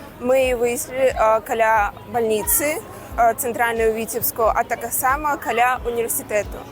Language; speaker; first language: Belarusian; non-native, local second language; Russian